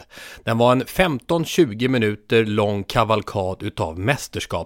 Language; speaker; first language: Swedish; native; Swedish